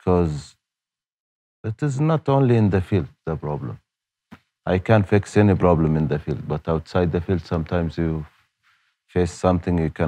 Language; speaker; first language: English; non-native, learner; Arabic